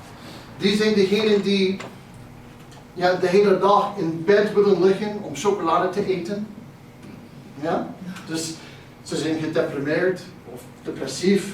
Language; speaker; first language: Dutch; non-native, fluent; English